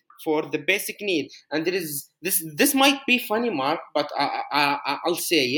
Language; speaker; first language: English; non-native, fluent; Arabic